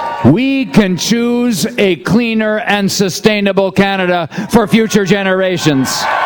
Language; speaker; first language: English; native; English